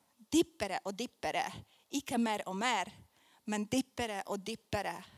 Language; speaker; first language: Swedish; non-native, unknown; Polish